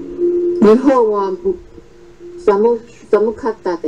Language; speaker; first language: Japanese; non-native, learner; Chinese